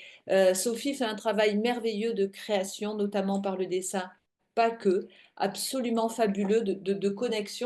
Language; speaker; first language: French; native; French